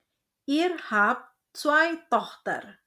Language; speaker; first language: German; non-native, fluent; Indonesian